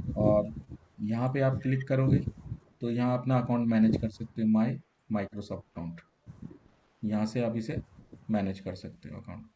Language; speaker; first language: Hindi; native; Hindi